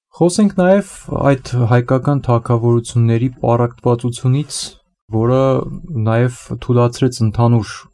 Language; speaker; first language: Armenian; native; Armenian